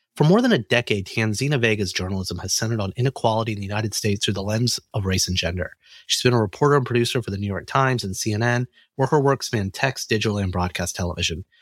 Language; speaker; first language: English; native; English